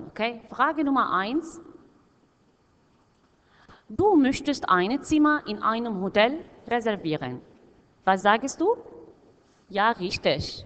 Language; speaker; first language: German; non-native, fluent; Arabic